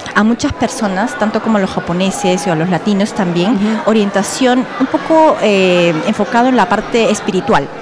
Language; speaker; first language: Spanish; early bilingual, heritage; Spanish